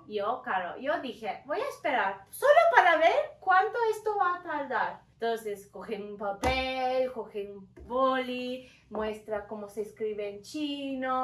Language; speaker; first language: Spanish; non-native, learner; Turkish